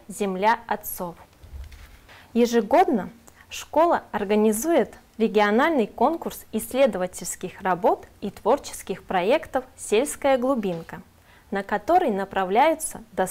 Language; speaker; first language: Russian; non-native, local second language; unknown